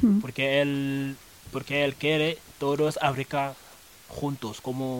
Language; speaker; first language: Spanish; non-native, learner; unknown